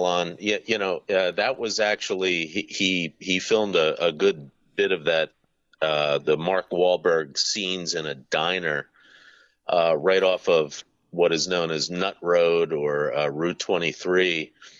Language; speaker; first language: English; native; English